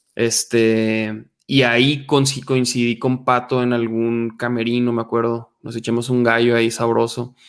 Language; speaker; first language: Spanish; native; Spanish